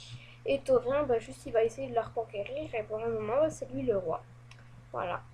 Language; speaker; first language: French; native; French